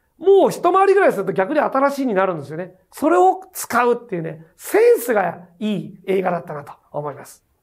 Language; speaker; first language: Japanese; native; Japanese